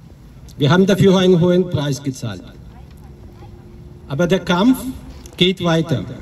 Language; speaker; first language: German; non-native, fluent; Ukrainian